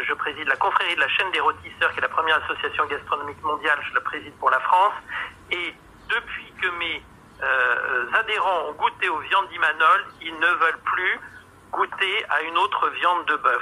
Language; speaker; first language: French; native; French